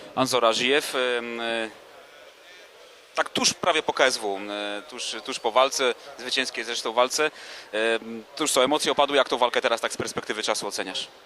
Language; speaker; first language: Polish; native; Polish